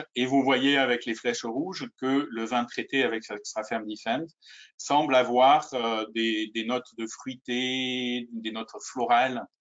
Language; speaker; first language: French; native; French